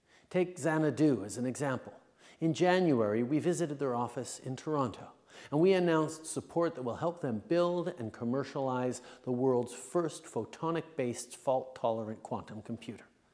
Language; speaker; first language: English; early bilingual, other home language; French